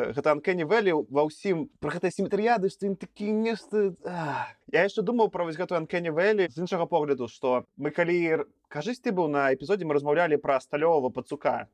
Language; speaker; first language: Belarusian; non-native, local second language; Russian